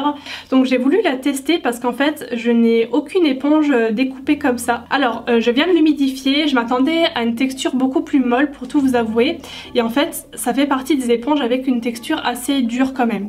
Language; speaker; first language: French; native; French